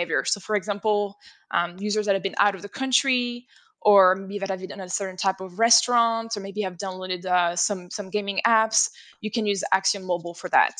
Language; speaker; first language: English; non-native, fluent; French